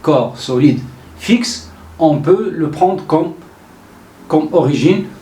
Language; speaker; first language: French; non-native, local second language; Arabic